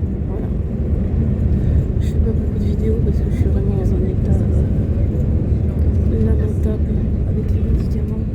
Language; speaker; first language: French; native; French